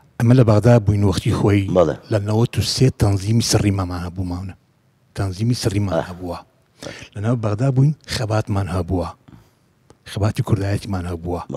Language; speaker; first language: Central Kurdish; non-native, local second language; Southern Kurdish